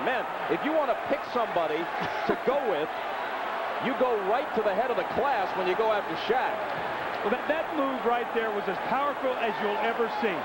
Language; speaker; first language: English; native; English